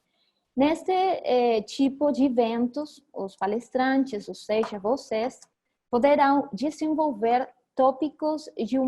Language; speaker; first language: Portuguese; non-native, fluent; Spanish